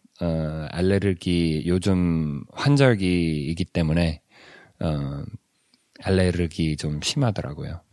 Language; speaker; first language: Korean; early bilingual, heritage; Korean